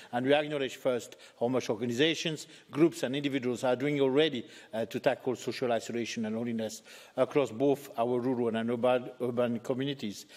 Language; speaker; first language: English; native; English